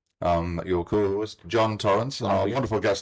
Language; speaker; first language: English; native; English